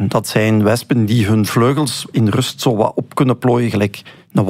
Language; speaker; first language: Dutch; native; Dutch